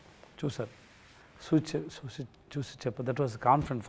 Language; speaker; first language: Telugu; non-native, learner; Tamil